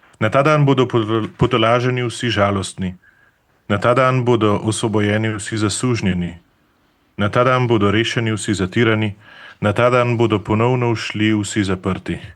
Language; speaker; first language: Slovenian; native; Slovenian